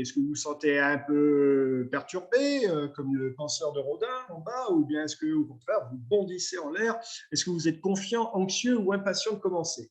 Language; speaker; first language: French; native; French